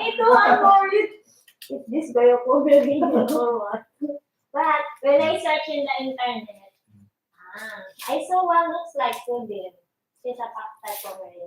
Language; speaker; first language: English; non-native, local second language; Filipino